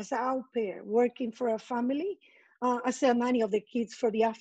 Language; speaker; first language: English; non-native, fluent; Spanish